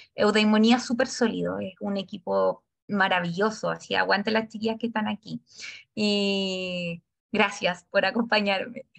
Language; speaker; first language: Spanish; native; Spanish